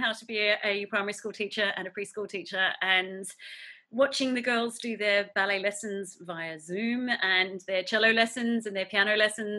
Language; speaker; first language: English; native; English